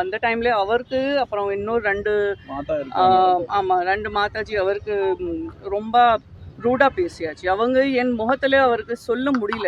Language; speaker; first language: Tamil; non-native, local second language; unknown